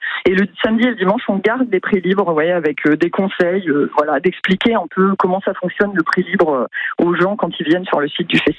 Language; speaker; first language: French; native; French